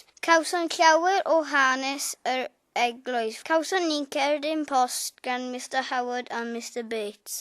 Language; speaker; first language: Welsh; non-native, local second language; English